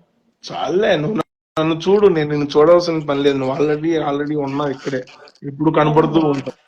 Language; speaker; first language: Telugu; native; Telugu